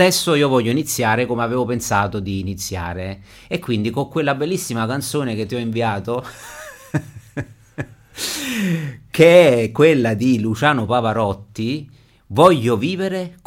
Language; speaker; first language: Italian; native; Italian